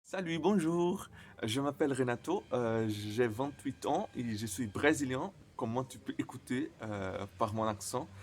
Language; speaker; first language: French; non-native, learner; Portuguese